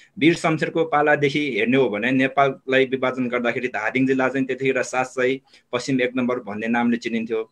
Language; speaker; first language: Nepali; non-native, local second language; Eastern Tamang